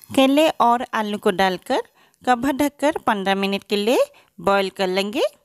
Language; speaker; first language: Hindi; native; Hindi